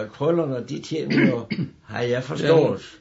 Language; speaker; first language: Danish; native; Danish